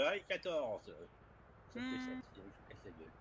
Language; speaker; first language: French; native; French